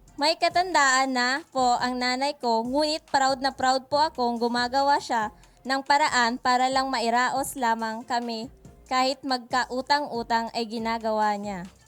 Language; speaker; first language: Filipino; non-native, local second language; Bikol